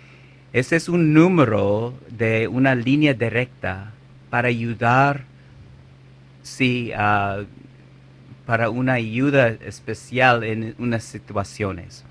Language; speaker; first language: Spanish; non-native, fluent; English